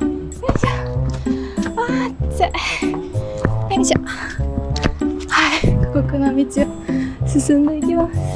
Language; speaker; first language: Japanese; native; Japanese